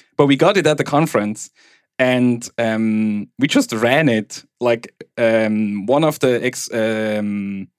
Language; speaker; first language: English; non-native, fluent; German